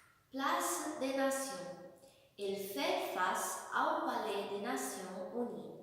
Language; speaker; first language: French; non-native, learner; Portuguese